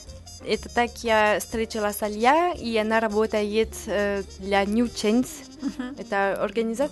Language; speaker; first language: Russian; non-native, learner; French